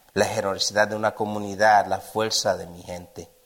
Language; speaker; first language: Spanish; early bilingual, other home language; English